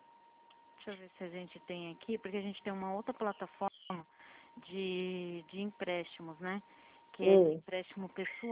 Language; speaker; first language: Portuguese; native; Portuguese